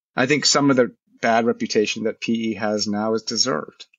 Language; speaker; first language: English; early bilingual, other home language; Korean